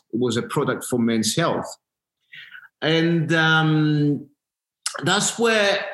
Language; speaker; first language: English; non-native, fluent; Greek